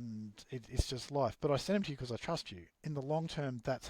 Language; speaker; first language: English; native; English